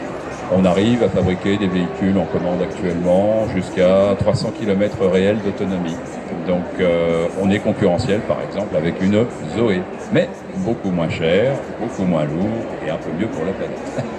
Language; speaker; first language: French; native; French